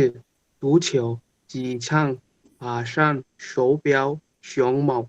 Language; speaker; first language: Chinese; non-native, learner; Bangla